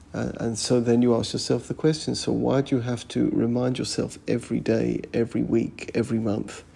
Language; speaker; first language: English; native; English